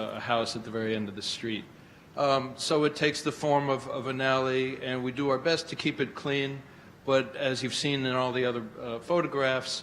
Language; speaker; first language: English; native; English